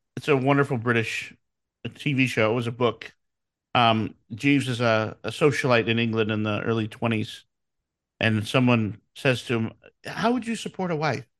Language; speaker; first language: English; native; English